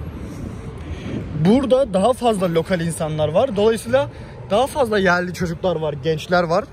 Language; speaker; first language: Turkish; native; Turkish